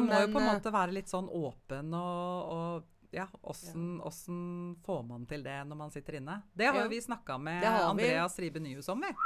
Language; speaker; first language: Norwegian; native; Norwegian